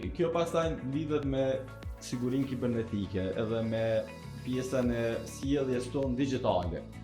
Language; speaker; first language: Albanian; native; Albanian